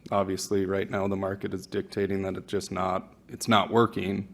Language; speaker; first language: English; native; English